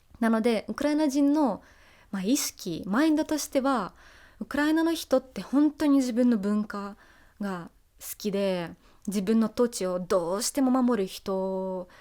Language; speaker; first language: Japanese; non-native, fluent; Russian